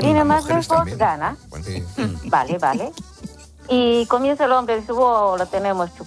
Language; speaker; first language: Spanish; native; Spanish